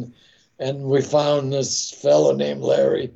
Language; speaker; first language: English; non-native, fluent; Italian